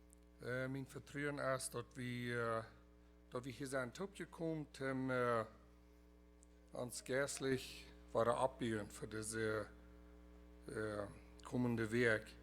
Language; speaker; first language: German; early bilingual, heritage; Plautdietsch